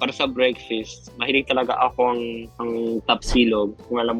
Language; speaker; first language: Filipino; non-native, fluent; Spanish